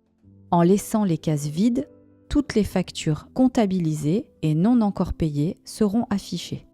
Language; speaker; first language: French; native; French